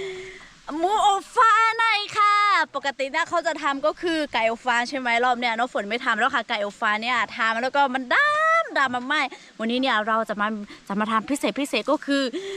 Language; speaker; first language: Thai; non-native, local second language; Lahu